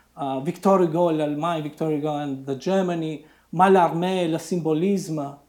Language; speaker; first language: English; non-native, fluent; Albanian